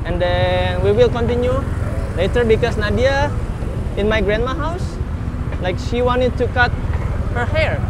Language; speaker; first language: English; non-native, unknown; Indonesian